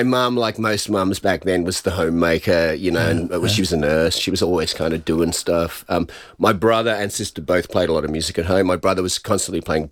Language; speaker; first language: English; native; English